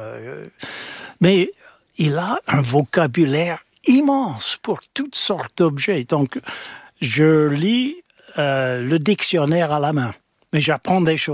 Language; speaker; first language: French; non-native, fluent; English